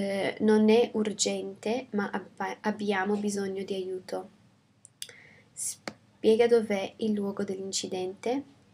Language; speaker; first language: Italian; non-native, fluent; English